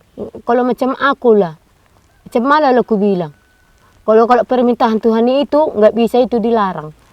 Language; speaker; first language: Indonesian; non-native, local second language; Batak Toba